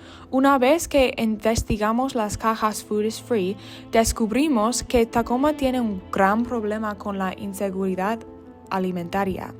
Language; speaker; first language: Spanish; non-native, learner; English